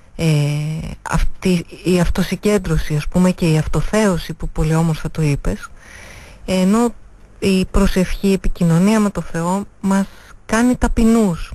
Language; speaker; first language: Greek; native; Greek